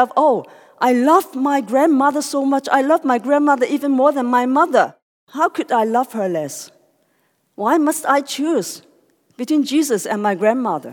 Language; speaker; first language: English; non-native, local second language; Cantonese